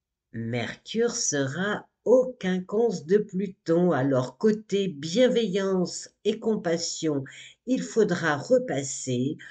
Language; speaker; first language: French; native; French